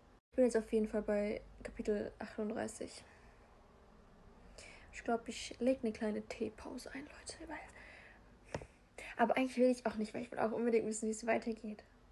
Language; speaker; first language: German; native; German